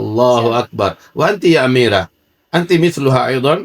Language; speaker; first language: Arabic; non-native, fluent; Indonesian